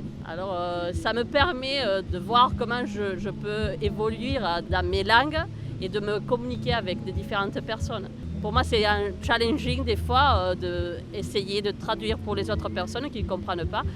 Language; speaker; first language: French; early bilingual, heritage; Spanish